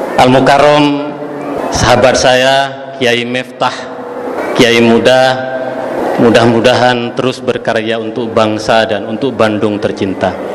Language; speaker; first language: Indonesian; non-native, local second language; Madurese